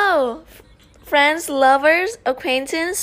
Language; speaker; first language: English; non-native, fluent; Vietnamese